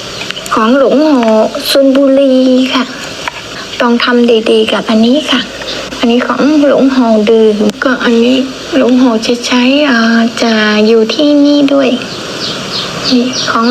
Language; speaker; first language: Thai; non-native, learner; Vietnamese